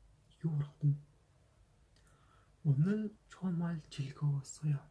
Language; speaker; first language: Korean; non-native, fluent; Kazakh